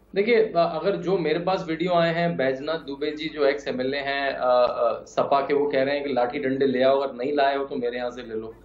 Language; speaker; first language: Hindi; native; Hindi